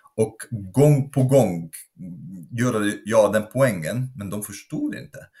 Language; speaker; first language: Swedish; non-native, fluent; Arabic